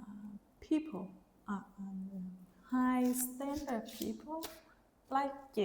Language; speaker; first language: English; non-native, learner; Vietnamese